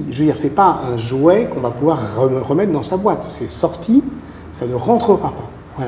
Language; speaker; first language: French; native; French